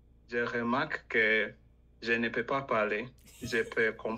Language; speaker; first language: French; non-native, learner; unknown